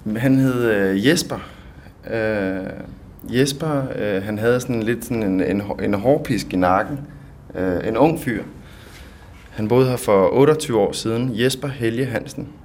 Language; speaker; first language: Danish; native; Danish